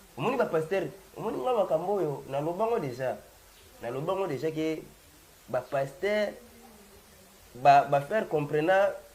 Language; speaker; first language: Lingala; non-native, local second language; Kongo